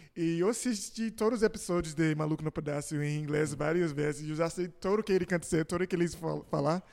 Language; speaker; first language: Portuguese; non-native, fluent; English